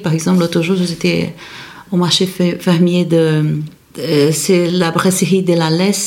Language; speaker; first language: French; non-native, fluent; Portuguese